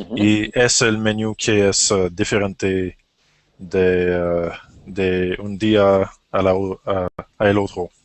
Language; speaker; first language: Spanish; non-native, learner; English